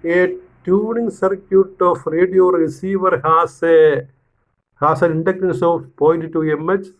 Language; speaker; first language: English; non-native, local second language; Malayalam